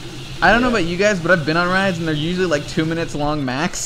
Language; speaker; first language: English; native; English